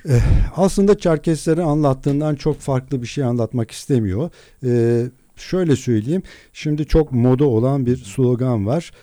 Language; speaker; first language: Turkish; non-native, local second language; Adyghe